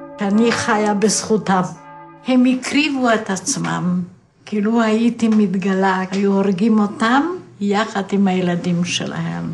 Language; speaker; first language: Hebrew; non-native, fluent; Polish